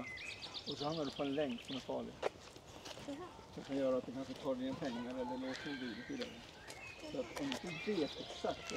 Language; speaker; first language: Swedish; native; Swedish